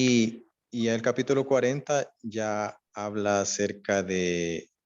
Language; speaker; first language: Spanish; native; Spanish